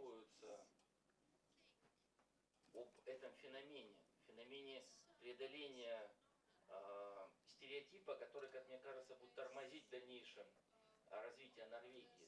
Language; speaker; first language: Russian; native; Russian